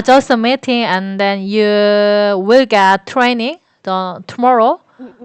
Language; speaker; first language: English; non-native, learner; Korean